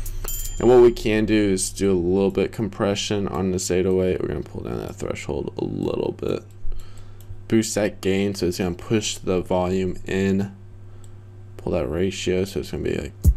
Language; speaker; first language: English; native; English